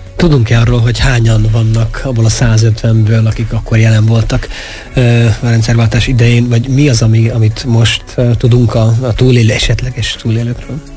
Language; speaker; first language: Hungarian; native; Hungarian